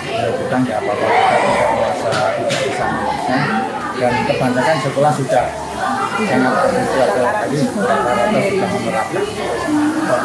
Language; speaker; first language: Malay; non-native, local second language; Javanese